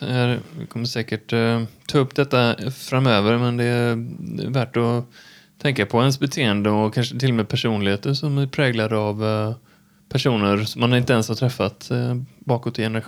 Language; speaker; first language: Swedish; native; Swedish